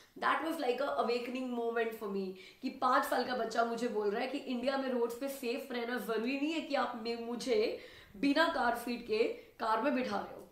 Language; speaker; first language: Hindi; native; Hindi